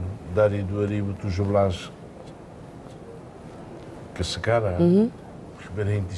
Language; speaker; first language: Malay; non-native, fluent; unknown